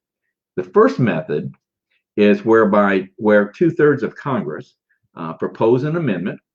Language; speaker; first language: English; native; English